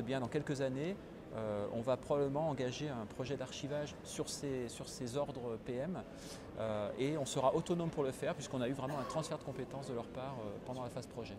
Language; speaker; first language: French; native; French